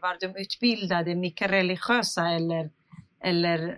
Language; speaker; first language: Swedish; non-native, fluent; Central Kurdish